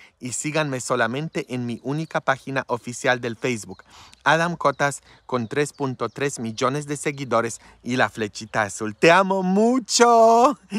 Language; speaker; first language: Spanish; non-native, fluent; Polish